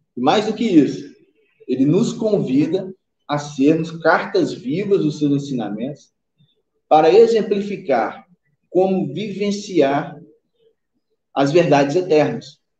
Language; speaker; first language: Portuguese; native; Portuguese